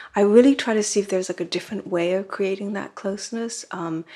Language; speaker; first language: English; native; English